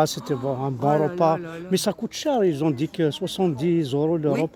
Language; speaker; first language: French; non-native, local second language; Arabic